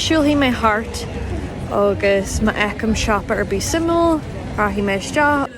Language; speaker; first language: Irish; non-native, local second language; English